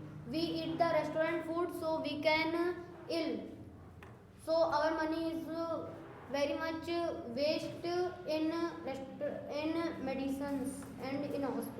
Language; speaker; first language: English; non-native, learner; Hindi